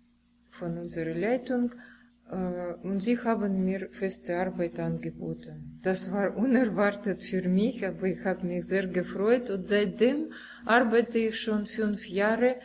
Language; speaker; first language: German; non-native, learner; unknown